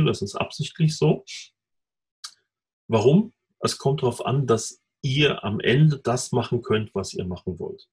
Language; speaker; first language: German; native; German